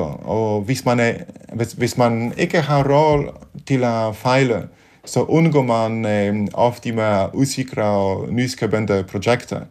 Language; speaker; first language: Danish; non-native, fluent; Polish